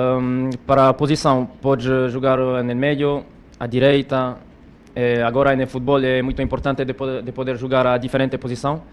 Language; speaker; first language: Portuguese; non-native, learner; Spanish